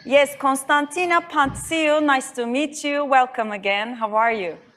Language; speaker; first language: English; non-native, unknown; Turkish